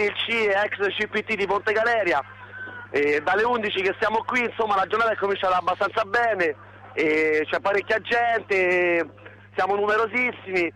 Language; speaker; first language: Italian; native; Italian